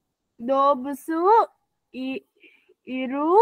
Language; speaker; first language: Japanese; non-native, learner; Sinhala